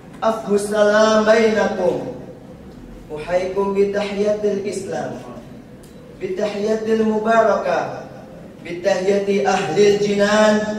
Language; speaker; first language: Arabic; non-native, learner; Indonesian